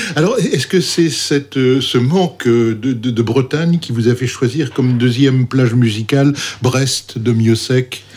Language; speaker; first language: French; native; French